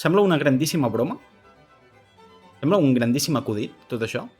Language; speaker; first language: Catalan; native; Catalan